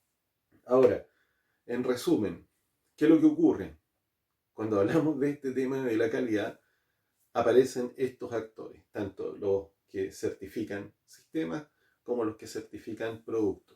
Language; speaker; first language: Spanish; native; Spanish